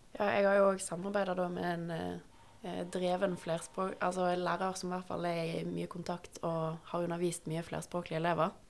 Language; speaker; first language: Norwegian; native; Norwegian